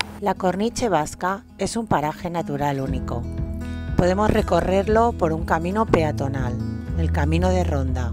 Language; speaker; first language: Spanish; native; Spanish